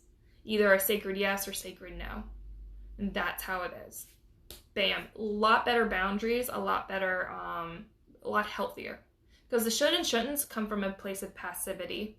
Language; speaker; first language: English; native; English